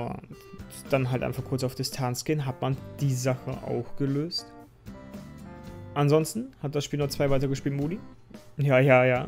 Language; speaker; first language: German; native; German